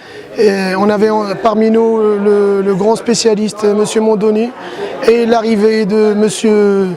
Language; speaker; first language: French; non-native, local second language; Arabic